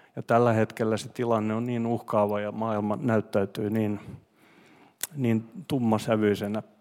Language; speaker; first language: Finnish; non-native, local second language; Swedish